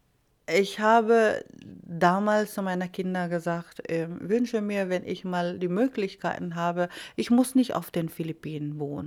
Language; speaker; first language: German; non-native, fluent; Iloko